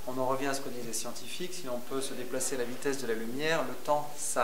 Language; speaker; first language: French; native; French